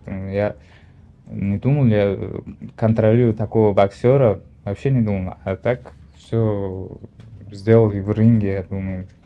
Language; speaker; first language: Russian; non-native, learner; Uzbek